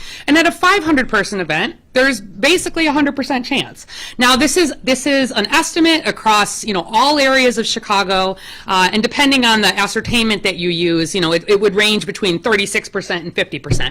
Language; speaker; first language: English; native; English